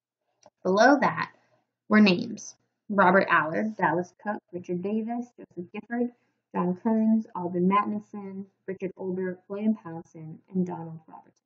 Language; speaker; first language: English; native; English